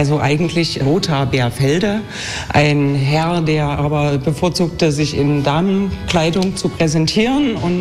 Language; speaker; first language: German; native; German